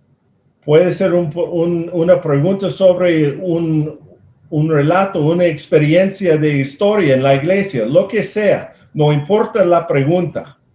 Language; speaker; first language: Spanish; non-native, fluent; English